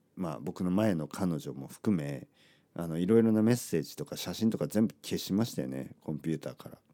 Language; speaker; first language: Japanese; native; Japanese